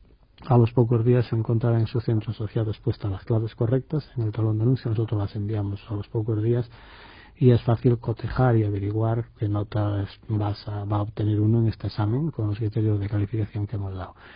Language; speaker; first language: Spanish; native; Spanish